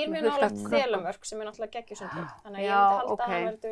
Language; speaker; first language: Icelandic; native; Icelandic